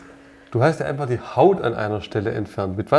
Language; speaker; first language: German; native; German